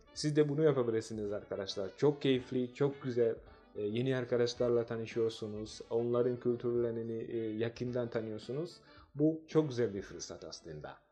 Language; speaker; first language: Turkish; non-native, fluent; Swahili